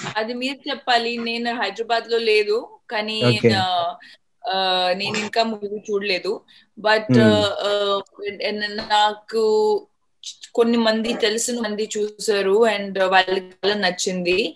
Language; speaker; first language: Telugu; non-native, fluent; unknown